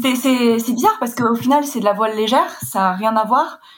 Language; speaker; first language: French; early bilingual, heritage; French